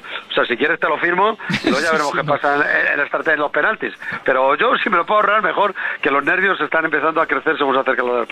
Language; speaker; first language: Spanish; native; Spanish